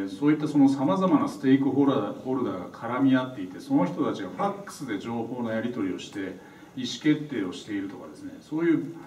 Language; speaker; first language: Japanese; native; Japanese